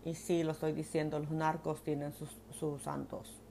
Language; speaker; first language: Spanish; early bilingual, other home language; English